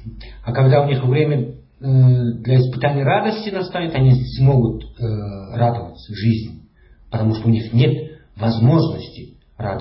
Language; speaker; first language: Russian; native; Russian